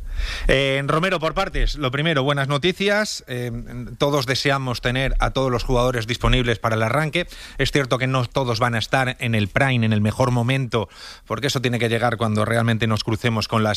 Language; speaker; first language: Spanish; native; Spanish